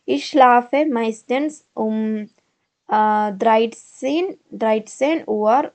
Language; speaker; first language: German; non-native, learner; Malayalam